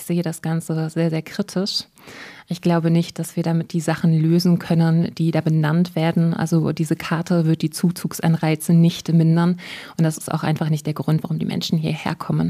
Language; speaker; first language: German; native; German